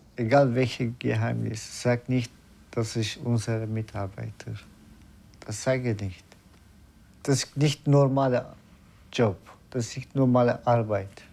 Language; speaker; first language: German; non-native, learner; Turkish